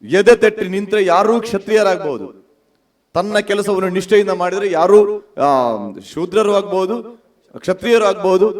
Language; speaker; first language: Kannada; non-native, local second language; Tulu